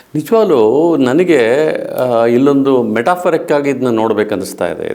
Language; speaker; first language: Kannada; native; Kannada